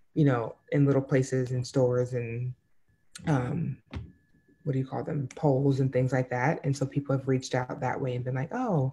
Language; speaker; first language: English; native; English